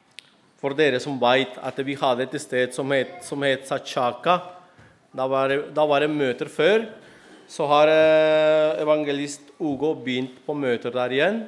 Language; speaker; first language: Norwegian; non-native, fluent; Spanish